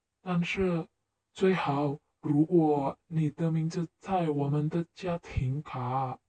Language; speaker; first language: Chinese; non-native, learner; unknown